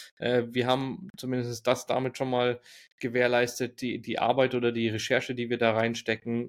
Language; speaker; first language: German; native; German